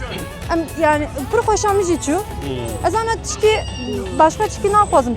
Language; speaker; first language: Kurdish; non-native, local second language; Turkish